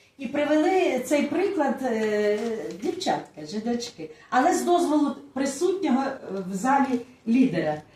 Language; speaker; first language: Ukrainian; non-native, local second language; Russian